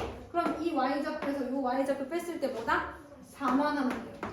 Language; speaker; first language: Korean; native; Korean